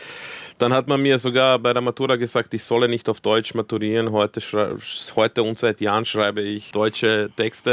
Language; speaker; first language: German; early bilingual, other home language; Croatian